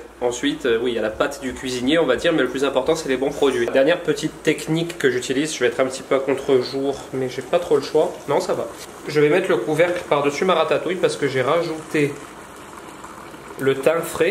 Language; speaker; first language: French; native; French